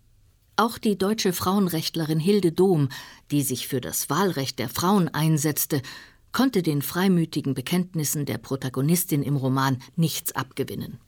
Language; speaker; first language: German; native; German